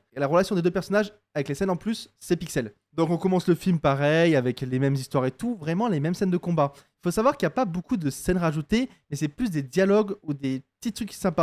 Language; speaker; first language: French; native; French